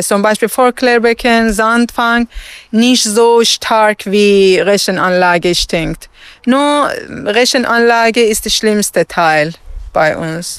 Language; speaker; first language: German; non-native, learner; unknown